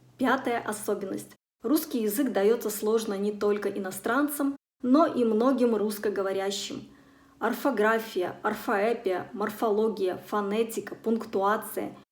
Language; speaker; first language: Russian; native; Russian